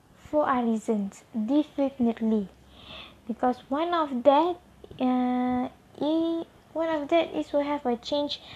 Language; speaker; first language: English; non-native, local second language; Malay